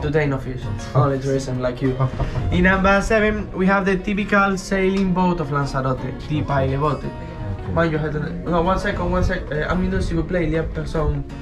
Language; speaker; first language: English; non-native, fluent; Spanish